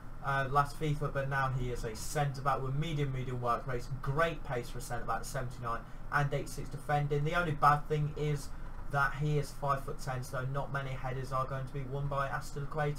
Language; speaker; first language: English; native; English